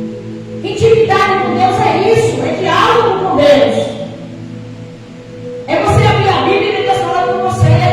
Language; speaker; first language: Portuguese; native; Portuguese